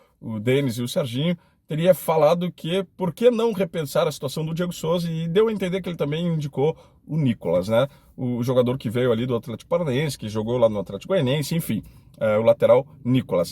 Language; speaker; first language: Portuguese; native; Portuguese